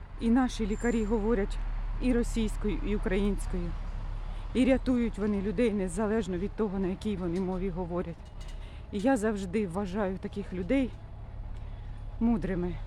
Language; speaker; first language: Ukrainian; non-native, local second language; Russian